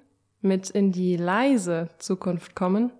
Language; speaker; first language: German; native; German